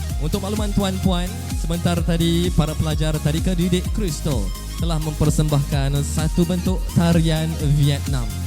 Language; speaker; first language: Malay; native; Malay